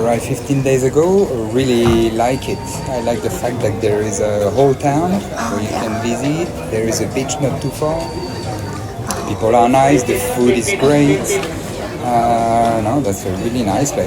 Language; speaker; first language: English; non-native, fluent; French